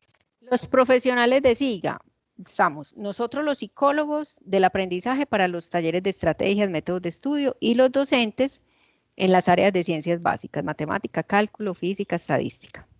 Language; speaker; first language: Spanish; native; Spanish